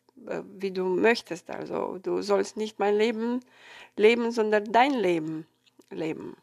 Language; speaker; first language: German; non-native, fluent; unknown